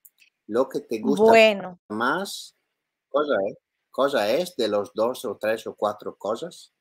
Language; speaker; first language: Spanish; non-native, learner; Italian